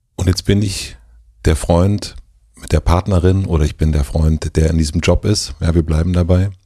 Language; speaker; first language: German; native; German